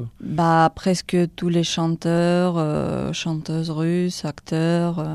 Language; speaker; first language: French; non-native, fluent; Russian